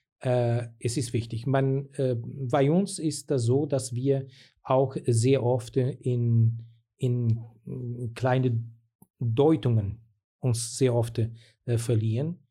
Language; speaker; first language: German; non-native, fluent; Portuguese